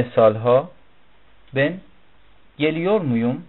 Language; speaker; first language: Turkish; non-native, fluent; Persian